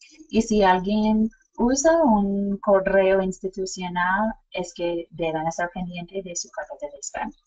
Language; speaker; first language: Spanish; non-native, fluent; English